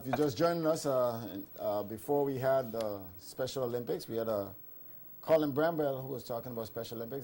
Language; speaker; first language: English; native; English